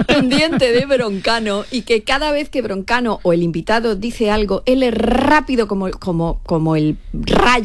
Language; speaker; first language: Spanish; native; Spanish